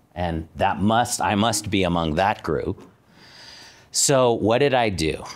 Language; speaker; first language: English; native; English